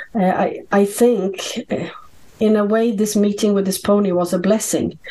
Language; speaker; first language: English; non-native, fluent; Swedish